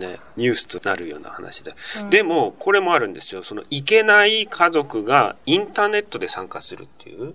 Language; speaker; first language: Japanese; native; Japanese